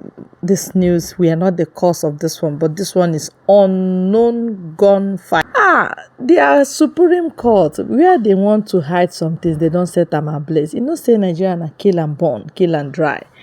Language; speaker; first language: English; non-native, local second language; Igbo